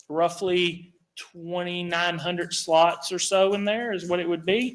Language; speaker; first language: English; native; English